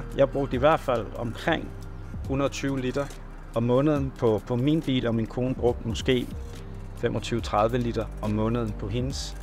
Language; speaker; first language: Danish; non-native, fluent; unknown